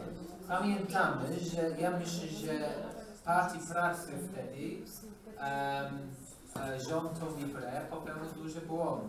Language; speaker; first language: Polish; non-native, learner; English